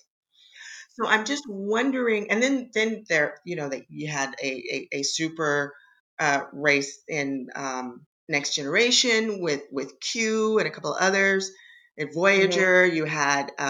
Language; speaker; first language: English; native; English